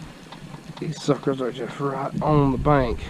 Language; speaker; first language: English; native; English